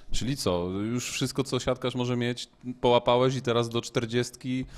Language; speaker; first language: Polish; native; Polish